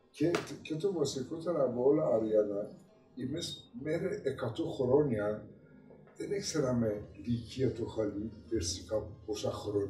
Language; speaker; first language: Greek; non-native, learner; Persian